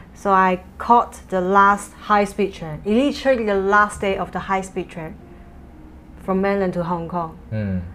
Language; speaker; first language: English; non-native, fluent; Chinese